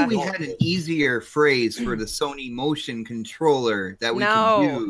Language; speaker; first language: English; native; English